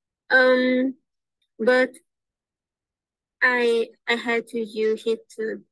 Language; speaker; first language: English; non-native, learner; Vietnamese